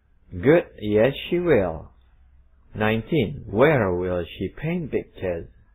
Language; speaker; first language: English; non-native, fluent; Indonesian